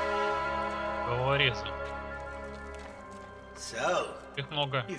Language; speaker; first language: Russian; native; Russian